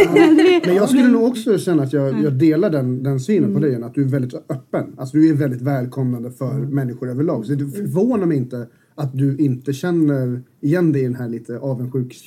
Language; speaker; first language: Swedish; native; Swedish